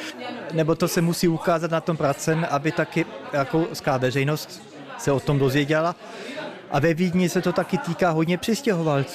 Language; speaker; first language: Czech; early bilingual, heritage; Czech